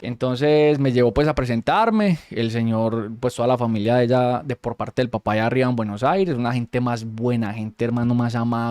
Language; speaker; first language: Spanish; native; Spanish